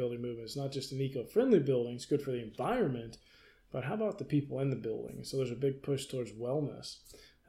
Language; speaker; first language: English; native; English